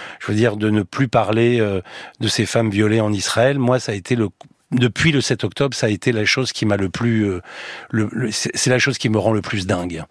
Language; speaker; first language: French; native; French